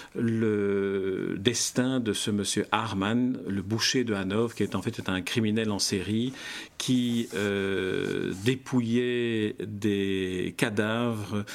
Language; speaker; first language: French; native; French